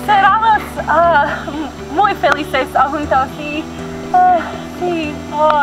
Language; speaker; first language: Spanish; non-native, learner; English